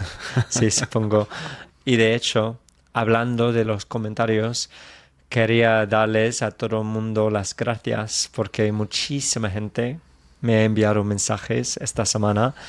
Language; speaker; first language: Spanish; non-native, fluent; English